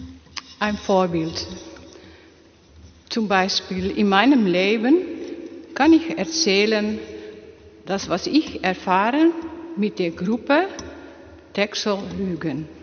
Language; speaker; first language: German; non-native, learner; Dutch